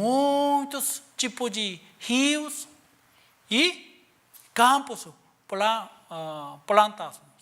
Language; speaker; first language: Portuguese; non-native, learner; Korean